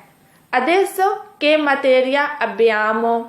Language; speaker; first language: Italian; non-native, fluent; Urdu